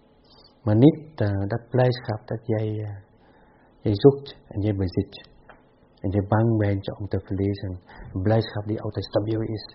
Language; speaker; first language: Dutch; non-native, fluent; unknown